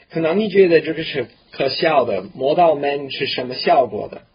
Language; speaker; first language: Chinese; non-native, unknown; English